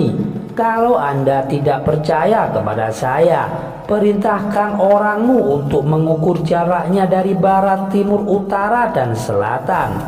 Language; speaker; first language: Indonesian; native; Indonesian